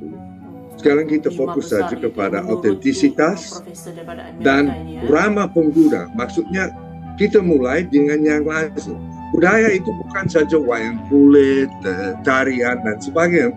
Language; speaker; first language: Indonesian; non-native, fluent; English